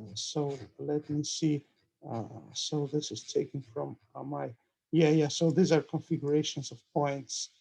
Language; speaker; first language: English; non-native, fluent; Russian